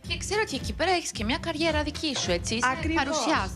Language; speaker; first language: Greek; native; Greek